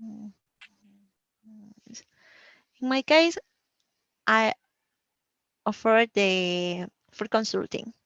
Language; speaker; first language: English; non-native, learner; Spanish